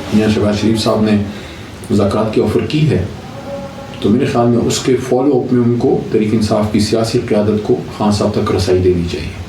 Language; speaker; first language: Urdu; non-native, local second language; Pashto